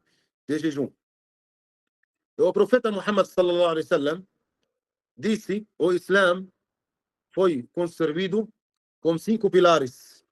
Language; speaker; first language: Portuguese; non-native, fluent; Arabic